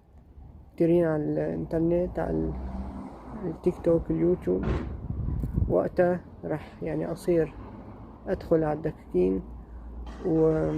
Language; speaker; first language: Arabic; native; Arabic